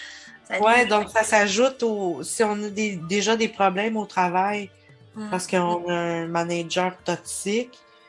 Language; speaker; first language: French; native; French